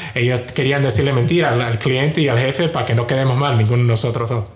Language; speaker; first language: Spanish; early bilingual, heritage; Spanish